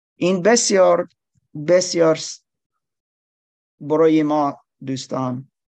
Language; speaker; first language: Persian; non-native, learner; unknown